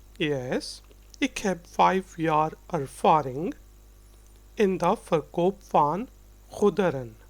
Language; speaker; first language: Dutch; non-native, fluent; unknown